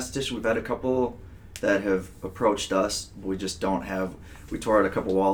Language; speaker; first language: English; native; English